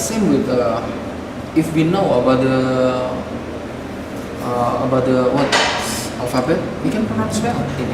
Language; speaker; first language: English; non-native, fluent; Indonesian